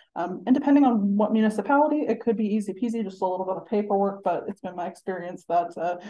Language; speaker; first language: English; native; English